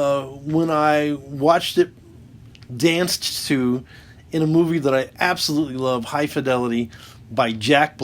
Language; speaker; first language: English; native; English